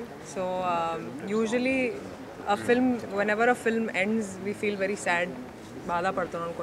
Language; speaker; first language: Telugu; non-native, local second language; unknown